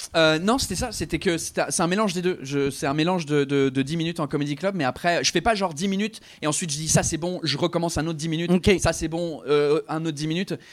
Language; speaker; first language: French; non-native, fluent; English